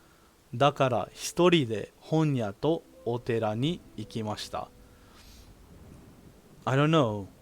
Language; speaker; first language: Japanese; non-native, learner; English